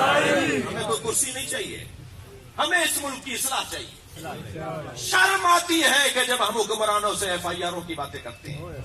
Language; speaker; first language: Urdu; native; Urdu